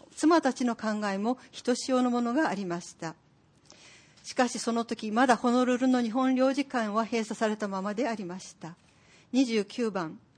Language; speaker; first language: Japanese; native; Japanese